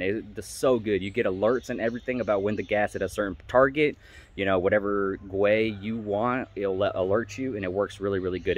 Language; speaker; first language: English; native; English